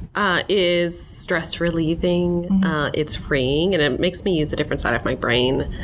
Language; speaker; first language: English; native; English